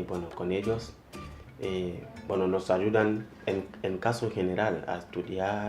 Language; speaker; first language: Spanish; non-native, learner; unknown